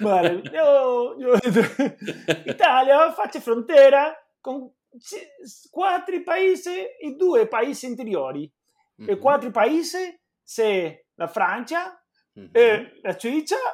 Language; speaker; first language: Italian; non-native, learner; Spanish